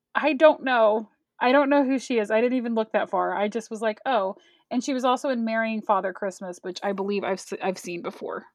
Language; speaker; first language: English; native; English